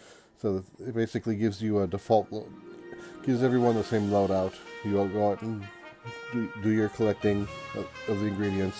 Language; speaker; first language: English; native; English